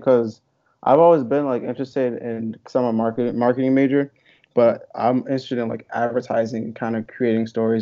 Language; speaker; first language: English; native; English